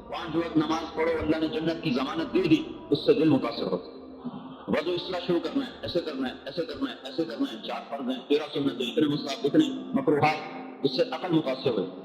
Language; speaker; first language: Urdu; non-native, local second language; Saraiki